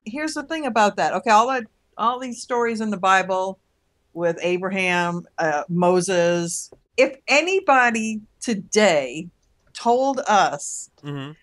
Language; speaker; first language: English; native; English